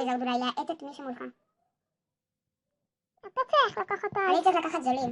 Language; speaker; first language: Hebrew; native; Hebrew